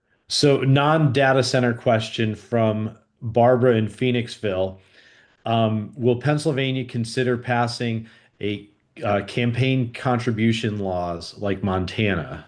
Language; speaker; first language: English; native; English